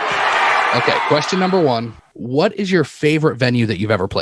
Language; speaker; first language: English; native; English